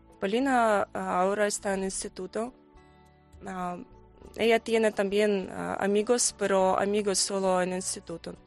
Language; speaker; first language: Spanish; non-native, learner; Ukrainian